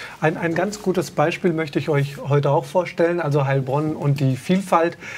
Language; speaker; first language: German; native; German